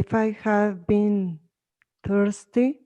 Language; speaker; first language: English; non-native, learner; Spanish